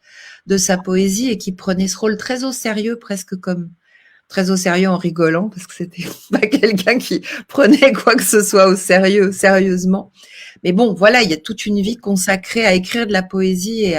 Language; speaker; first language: French; native; French